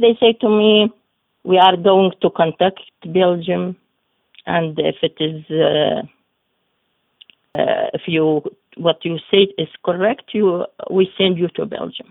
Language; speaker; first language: English; non-native, learner; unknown